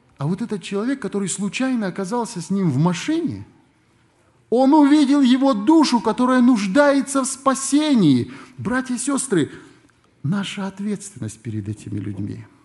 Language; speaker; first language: Russian; native; Russian